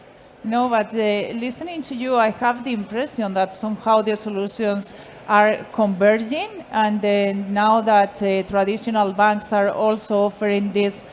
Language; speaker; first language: English; non-native, fluent; Spanish